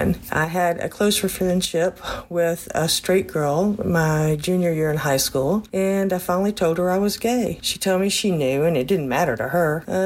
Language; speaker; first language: English; native; English